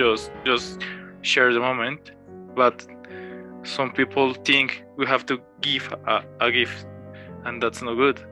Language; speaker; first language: English; non-native, learner; Spanish